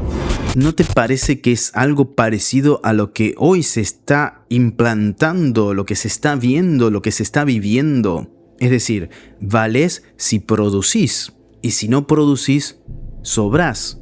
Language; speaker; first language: Spanish; native; Spanish